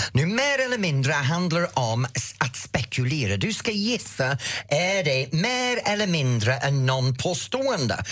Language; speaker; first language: Swedish; non-native, fluent; English